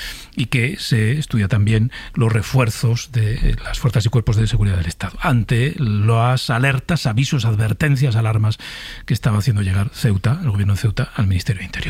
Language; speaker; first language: Spanish; native; Spanish